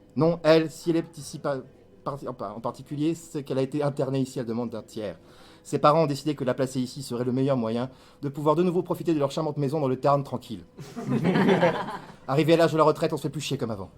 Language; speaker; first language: French; native; French